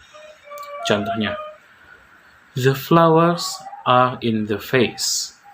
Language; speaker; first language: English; non-native, learner; Indonesian